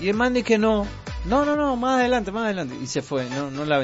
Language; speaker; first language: Spanish; native; Spanish